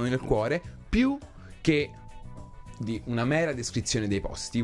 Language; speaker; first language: Italian; native; Italian